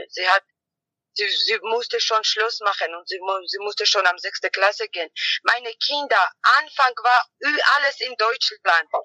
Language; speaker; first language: German; non-native, learner; Georgian